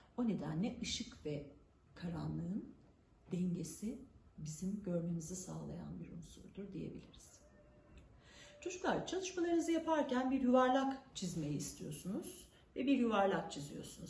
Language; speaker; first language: Turkish; native; Turkish